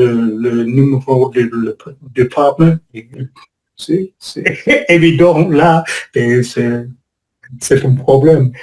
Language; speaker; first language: French; non-native, learner; English